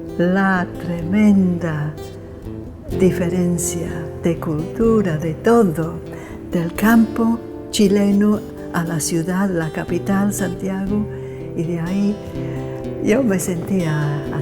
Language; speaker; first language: Spanish; non-native, fluent; English